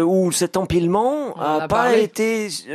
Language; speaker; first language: French; native; French